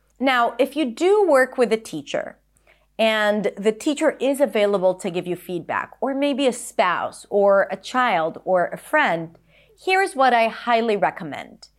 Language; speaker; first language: English; non-native, fluent; Hebrew